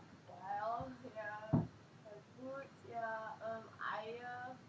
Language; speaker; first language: German; non-native, learner; English